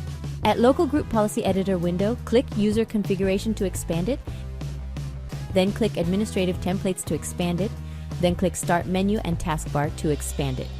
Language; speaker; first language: English; non-native, local second language; Filipino